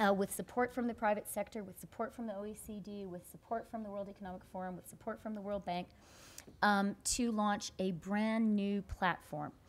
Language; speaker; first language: English; native; English